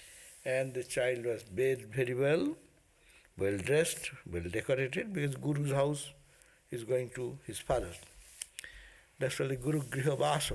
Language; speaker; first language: English; non-native, local second language; Bangla